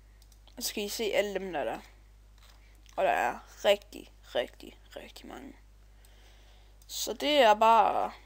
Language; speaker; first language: Danish; native; Danish